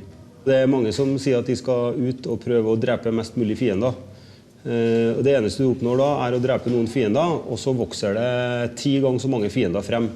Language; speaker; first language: Norwegian; native; Norwegian